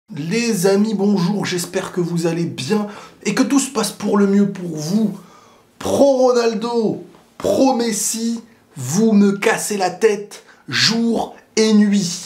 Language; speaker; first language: French; native; French